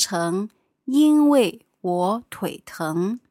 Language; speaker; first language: Chinese; non-native, learner; English